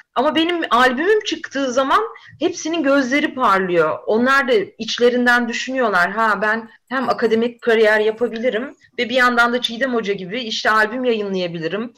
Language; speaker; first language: Turkish; native; Turkish